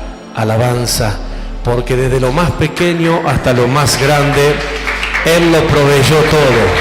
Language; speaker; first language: Spanish; native; Spanish